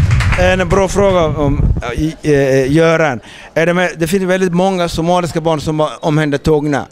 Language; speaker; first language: Swedish; non-native, fluent; Somali